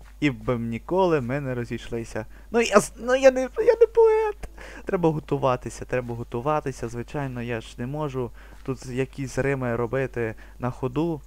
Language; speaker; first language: Ukrainian; native; Ukrainian